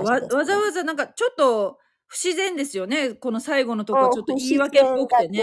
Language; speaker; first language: Japanese; native; Japanese